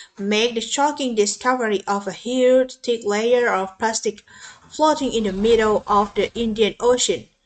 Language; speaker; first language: English; non-native, fluent; Thai